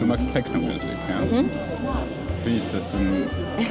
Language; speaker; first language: German; non-native, learner; Georgian